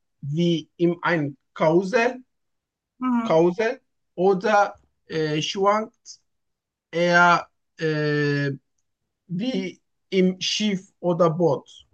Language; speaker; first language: German; non-native, learner; Turkish